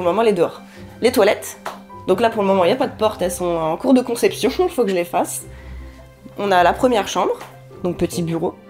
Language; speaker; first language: French; native; French